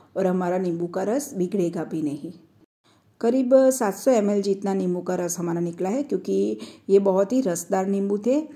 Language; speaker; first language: Hindi; non-native, local second language; Gujarati